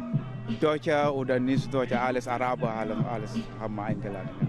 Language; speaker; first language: German; non-native, learner; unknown